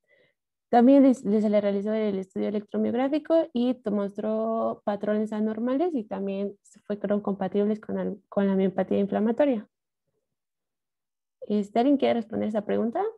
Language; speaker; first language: Spanish; native; Spanish